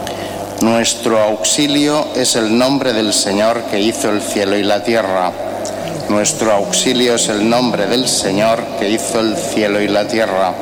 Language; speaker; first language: Spanish; native; Spanish